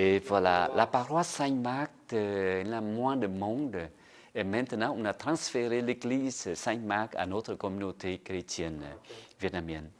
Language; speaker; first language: French; non-native, fluent; Vietnamese